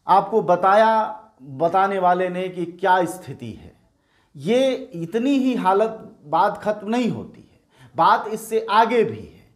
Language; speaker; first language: Hindi; native; Hindi